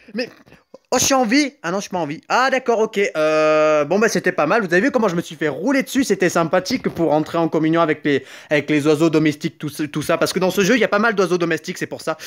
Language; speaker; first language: French; native; French